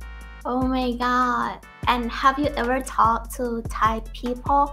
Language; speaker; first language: English; non-native, learner; Thai